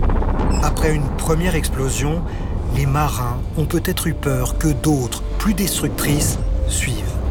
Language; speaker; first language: French; native; French